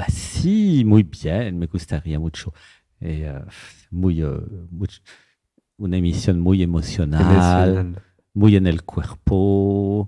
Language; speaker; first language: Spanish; non-native, learner; French